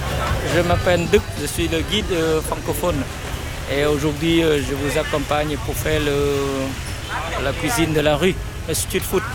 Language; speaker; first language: French; non-native, local second language; Vietnamese